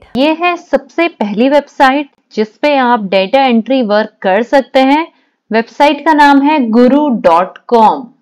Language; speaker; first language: Hindi; native; Hindi